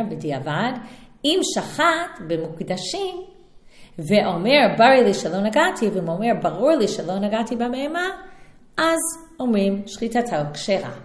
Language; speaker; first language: Hebrew; non-native, fluent; English